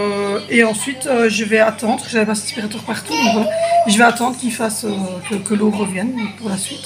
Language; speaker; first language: French; native; French